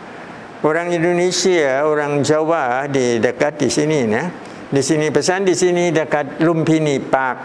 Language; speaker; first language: Indonesian; early bilingual, heritage; Thai